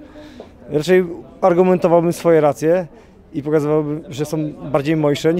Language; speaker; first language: Polish; native; Polish